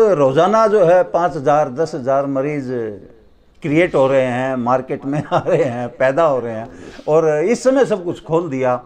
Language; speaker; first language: Hindi; native; Hindi